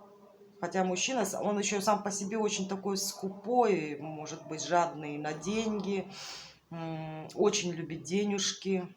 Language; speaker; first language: Russian; native; Russian